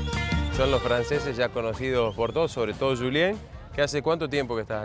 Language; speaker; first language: Spanish; native; Spanish